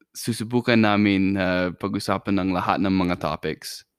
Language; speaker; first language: Filipino; non-native, fluent; English